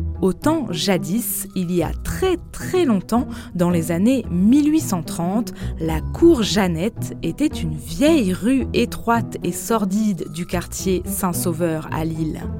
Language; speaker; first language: French; native; French